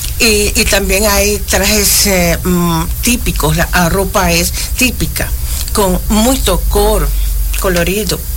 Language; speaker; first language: Portuguese; non-native, learner; Spanish